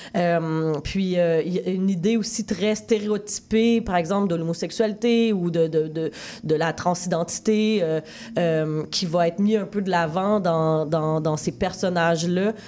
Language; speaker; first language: French; native; French